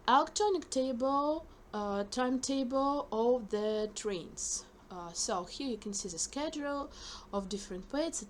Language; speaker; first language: English; non-native, fluent; Ukrainian